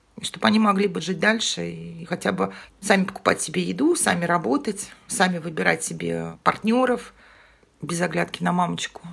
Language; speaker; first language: Russian; native; Russian